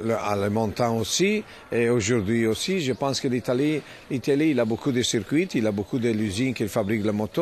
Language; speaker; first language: French; non-native, fluent; Italian